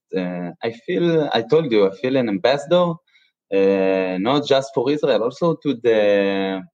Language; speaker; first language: English; non-native, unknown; Hebrew